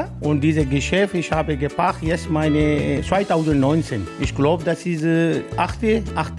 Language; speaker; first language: German; non-native, learner; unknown